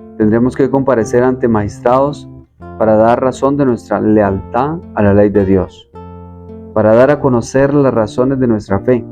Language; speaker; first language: Spanish; native; Spanish